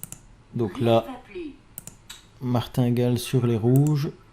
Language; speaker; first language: French; native; French